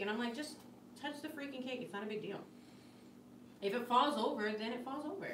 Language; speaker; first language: English; native; English